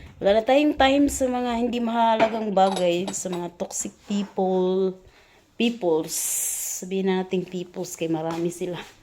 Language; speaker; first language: Filipino; non-native, local second language; Cebuano